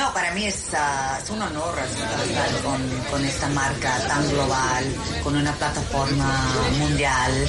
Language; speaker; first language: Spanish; non-native, learner; English